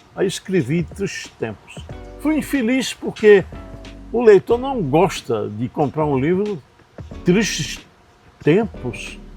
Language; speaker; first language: Portuguese; native; Portuguese